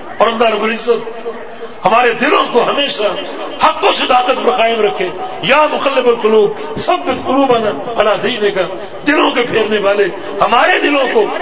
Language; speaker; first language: Urdu; native; Urdu